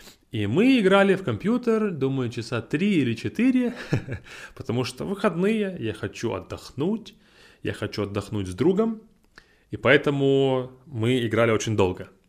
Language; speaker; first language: Russian; native; Russian